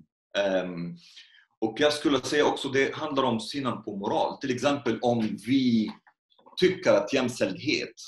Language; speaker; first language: Swedish; non-native, fluent; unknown